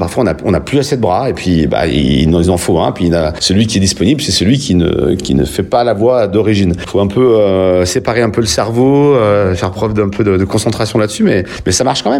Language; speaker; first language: French; native; French